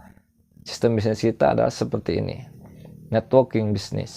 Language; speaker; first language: Indonesian; non-native, local second language; Sundanese